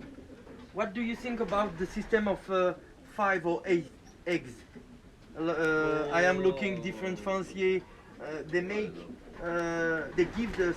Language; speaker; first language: English; non-native, learner; French